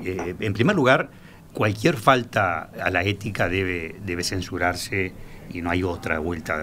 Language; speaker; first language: Spanish; native; Spanish